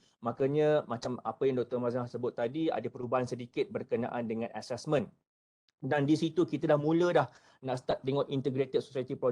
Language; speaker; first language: Malay; native; Malay